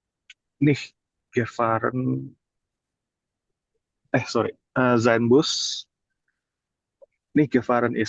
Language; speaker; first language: German; non-native, learner; Indonesian